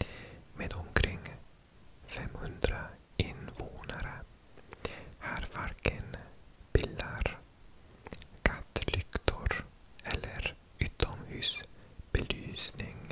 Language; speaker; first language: Swedish; non-native, learner; English